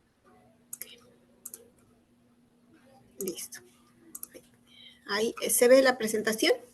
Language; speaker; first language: Spanish; native; Spanish